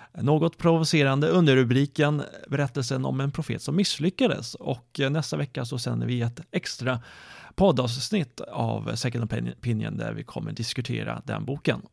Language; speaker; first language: Swedish; native; Swedish